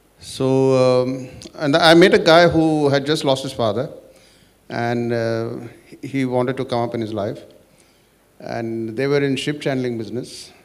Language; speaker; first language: English; non-native, local second language; Marathi